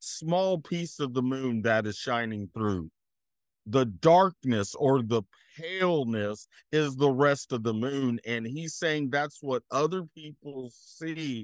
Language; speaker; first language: English; native; English